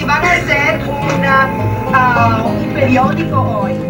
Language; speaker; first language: Spanish; non-native, fluent; Italian